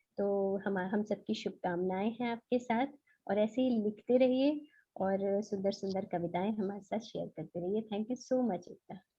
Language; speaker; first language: Hindi; native; Hindi